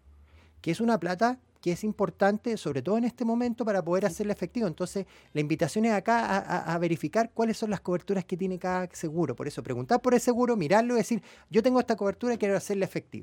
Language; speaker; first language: Spanish; native; Spanish